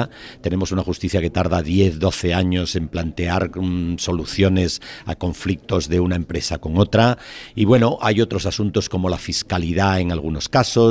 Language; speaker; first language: Spanish; native; Spanish